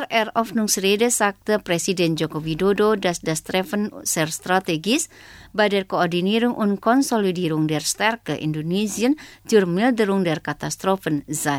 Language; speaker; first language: German; non-native, fluent; Indonesian